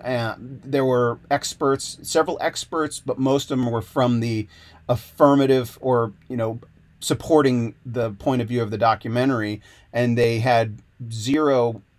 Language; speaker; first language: English; native; English